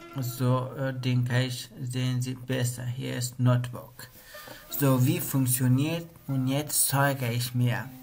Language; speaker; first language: German; non-native, learner; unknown